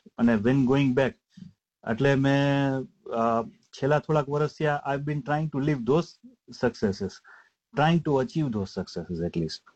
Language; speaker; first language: Gujarati; native; Gujarati